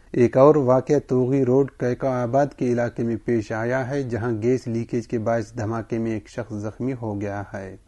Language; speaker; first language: Urdu; non-native, local second language; Baluchi